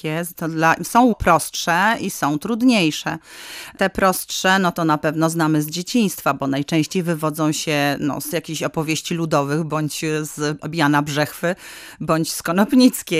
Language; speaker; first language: Polish; native; Polish